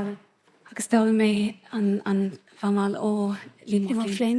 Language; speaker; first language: Irish; non-native, local second language; English